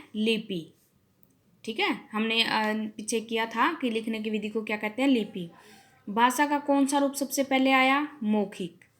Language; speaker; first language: Hindi; native; Hindi